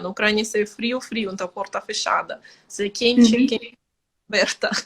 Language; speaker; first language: Portuguese; non-native, fluent; Ukrainian